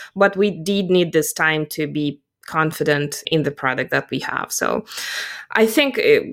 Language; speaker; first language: English; non-native, fluent; Russian